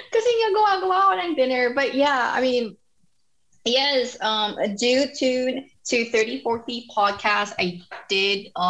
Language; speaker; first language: English; non-native, local second language; Filipino